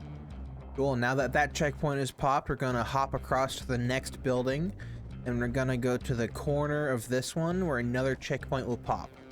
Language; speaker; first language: English; native; English